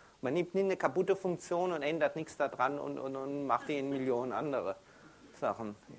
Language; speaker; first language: German; native; German